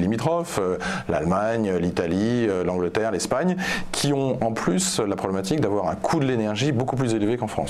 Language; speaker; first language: French; native; French